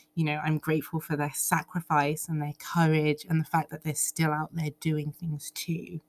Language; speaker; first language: English; native; English